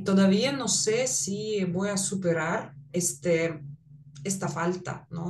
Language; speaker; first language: Spanish; non-native, fluent; Russian